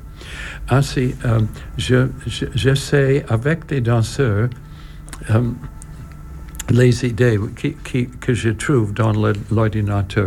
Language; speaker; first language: French; non-native, learner; English